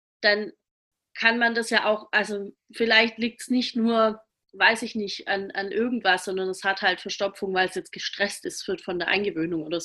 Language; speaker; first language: German; native; German